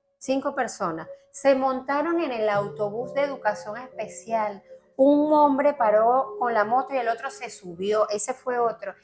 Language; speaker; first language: Spanish; native; Spanish